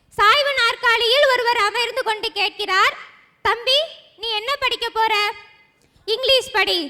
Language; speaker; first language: Tamil; native; Tamil